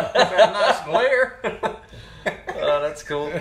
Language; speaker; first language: English; native; English